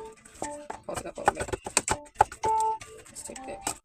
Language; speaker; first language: English; native; English